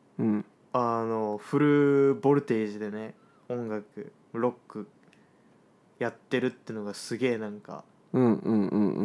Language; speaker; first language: Japanese; native; Japanese